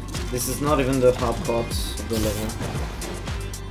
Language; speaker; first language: English; non-native, fluent; French